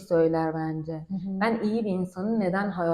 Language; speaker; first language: Turkish; non-native, learner; Persian